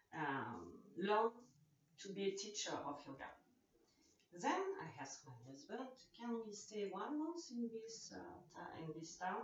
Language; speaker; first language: English; non-native, learner; French